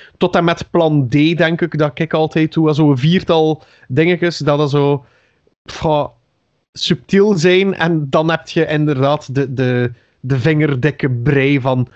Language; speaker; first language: Dutch; native; Dutch